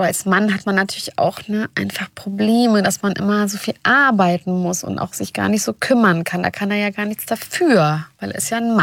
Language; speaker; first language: German; native; German